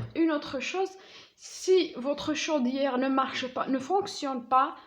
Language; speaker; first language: French; non-native, local second language; Arabic